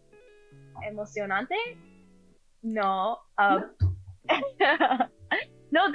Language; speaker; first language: Spanish; non-native, learner; English